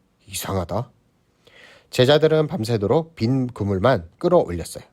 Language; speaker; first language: Korean; native; Korean